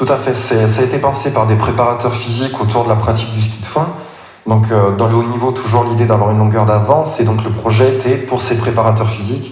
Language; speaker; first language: French; native; French